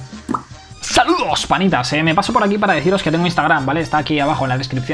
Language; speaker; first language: Spanish; native; Spanish